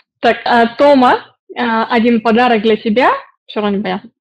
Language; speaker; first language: Russian; native; Russian